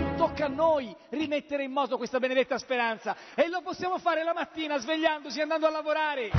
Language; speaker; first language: Italian; native; Italian